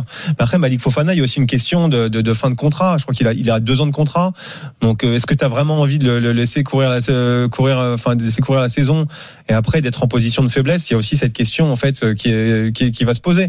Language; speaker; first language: French; native; French